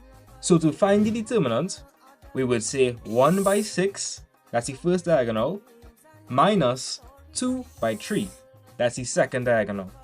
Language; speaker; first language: English; native; English